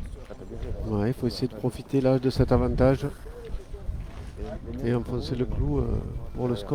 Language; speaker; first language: French; native; French